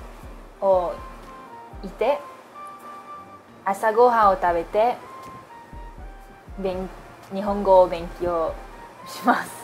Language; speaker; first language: Japanese; non-native, learner; English